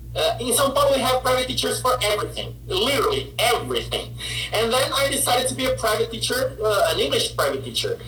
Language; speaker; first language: English; non-native, fluent; Portuguese